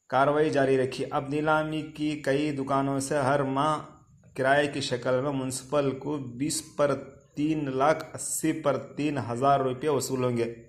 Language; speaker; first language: Urdu; native; Urdu